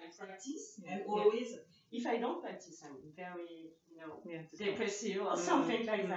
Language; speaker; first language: English; non-native, learner; French